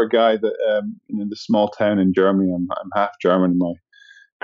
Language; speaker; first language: English; native; English